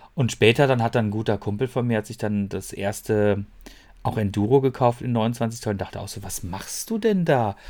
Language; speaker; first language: German; native; German